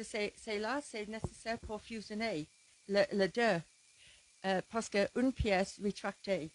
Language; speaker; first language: French; non-native, learner; English